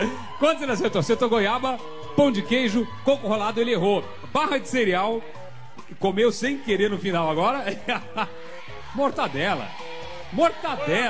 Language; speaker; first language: Portuguese; native; Portuguese